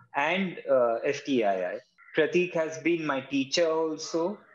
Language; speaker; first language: English; non-native, local second language; Hindi